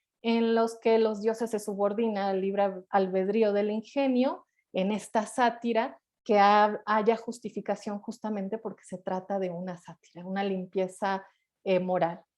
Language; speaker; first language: Spanish; native; Spanish